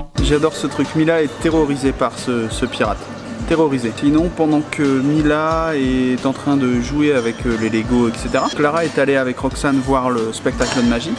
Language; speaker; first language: French; native; French